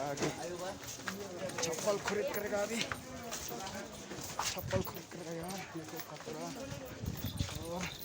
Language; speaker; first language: Hindi; non-native, local second language; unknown